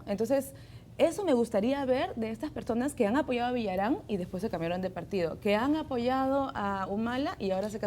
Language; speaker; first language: Spanish; native; Spanish